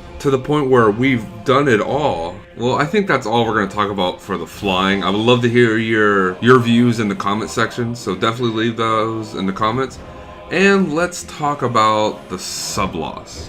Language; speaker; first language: English; native; English